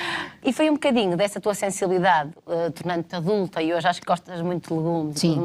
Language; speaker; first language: Portuguese; native; Portuguese